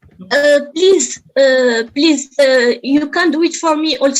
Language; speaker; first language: English; non-native, learner; Arabic